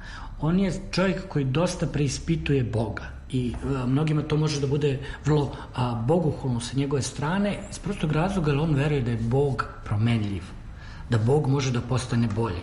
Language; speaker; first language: Serbian; native; Serbian